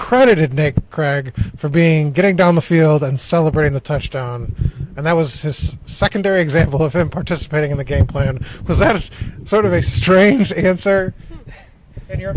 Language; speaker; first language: English; native; English